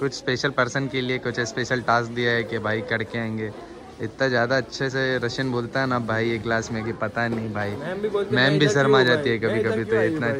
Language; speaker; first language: Hindi; native; Hindi